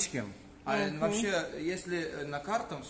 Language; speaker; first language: Russian; non-native, learner; Turkish